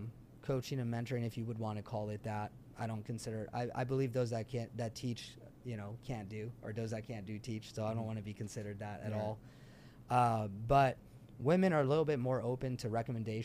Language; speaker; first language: English; early bilingual, other home language; French